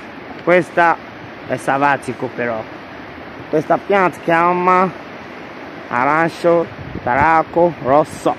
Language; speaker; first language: Italian; non-native, learner; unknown